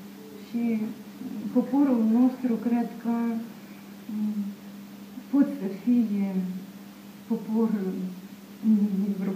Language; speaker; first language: Romanian; non-native, local second language; Ukrainian